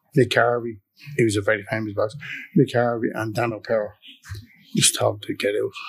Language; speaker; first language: English; native; English